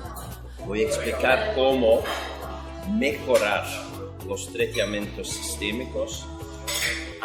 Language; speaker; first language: Spanish; non-native, fluent; Dutch